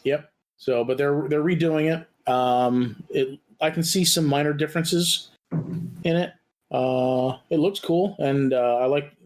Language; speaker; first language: English; native; English